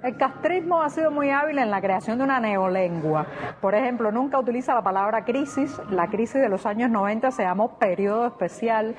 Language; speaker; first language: Spanish; native; Spanish